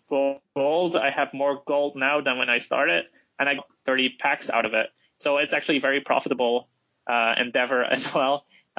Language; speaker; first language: English; non-native, fluent; Dutch